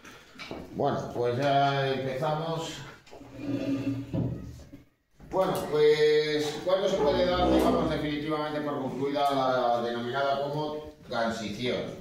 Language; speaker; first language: Spanish; native; Spanish